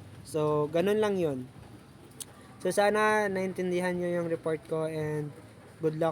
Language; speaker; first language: Filipino; native; Filipino